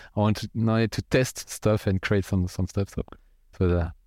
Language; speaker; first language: English; non-native, fluent; French